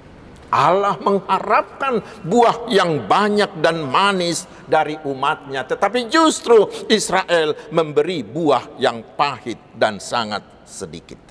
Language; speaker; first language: Indonesian; non-native, local second language; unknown